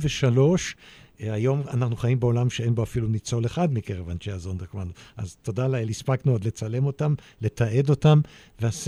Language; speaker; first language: Hebrew; native; Hebrew